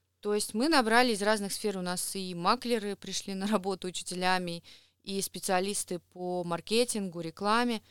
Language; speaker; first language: Russian; native; Russian